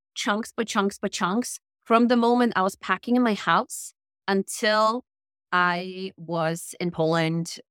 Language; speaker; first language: English; non-native, fluent; Polish